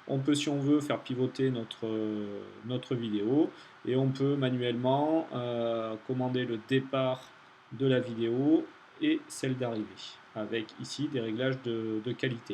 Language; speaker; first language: French; native; French